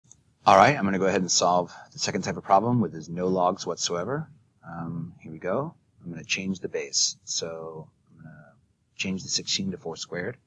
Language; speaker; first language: English; native; English